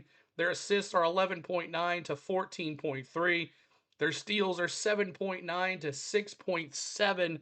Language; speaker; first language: English; native; English